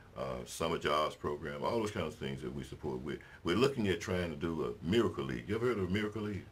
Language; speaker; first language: English; native; English